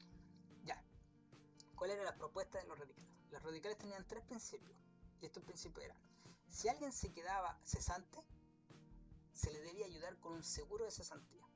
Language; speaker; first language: Spanish; native; Spanish